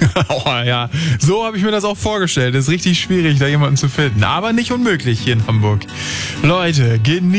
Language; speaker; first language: German; native; German